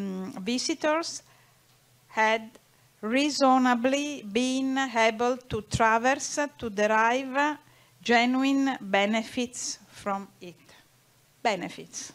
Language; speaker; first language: English; non-native, learner; Italian